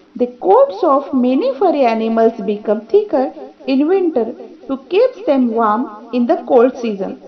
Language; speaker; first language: English; non-native, local second language; Marathi